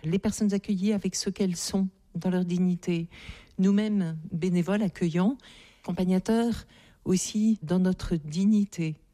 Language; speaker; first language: French; native; French